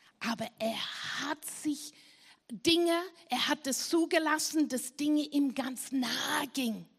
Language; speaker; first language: German; non-native, fluent; English